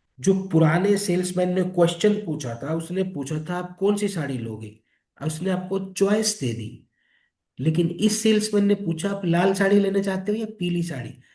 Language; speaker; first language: Hindi; native; Hindi